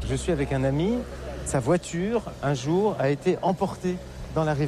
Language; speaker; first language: French; native; French